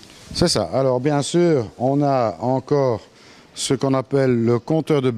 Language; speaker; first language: French; native; French